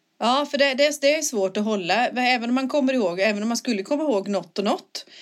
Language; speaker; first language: Swedish; native; Swedish